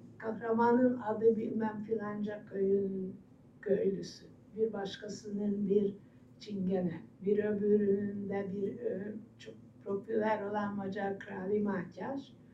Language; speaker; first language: Turkish; non-native, fluent; Hungarian